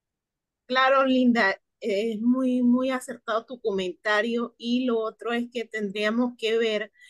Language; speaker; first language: Spanish; native; Spanish